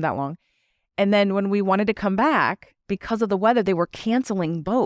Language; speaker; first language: English; native; English